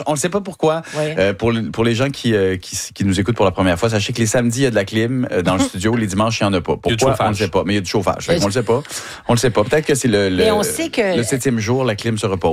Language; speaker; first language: French; native; French